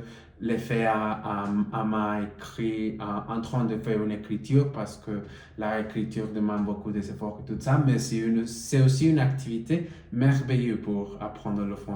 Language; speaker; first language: French; non-native, learner; Spanish